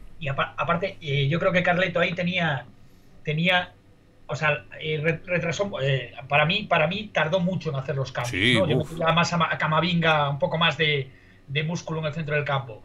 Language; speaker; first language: Spanish; native; Spanish